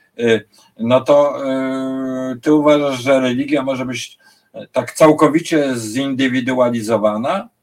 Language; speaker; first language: Polish; native; Polish